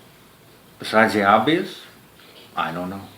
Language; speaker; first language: English; native; English